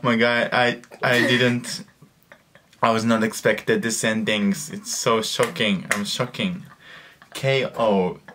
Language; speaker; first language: English; non-native, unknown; Japanese